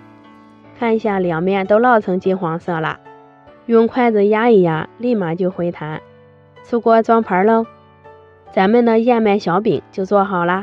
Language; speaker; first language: Chinese; native; Chinese